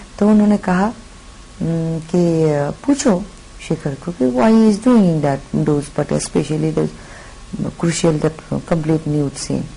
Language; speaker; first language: Hindi; non-native, local second language; Bangla